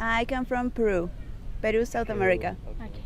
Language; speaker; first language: English; non-native, fluent; Spanish